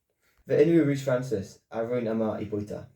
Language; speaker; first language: Welsh; non-native, local second language; English